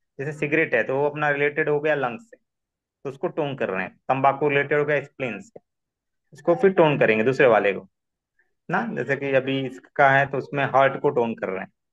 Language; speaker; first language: Hindi; non-native, local second language; Marathi